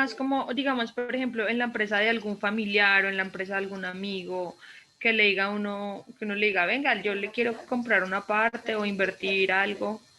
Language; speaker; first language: Spanish; native; Spanish